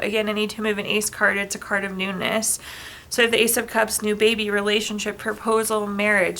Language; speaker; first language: English; native; English